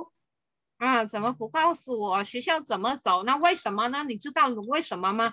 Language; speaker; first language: Chinese; non-native, fluent; Vietnamese